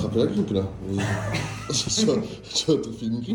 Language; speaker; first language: French; native; French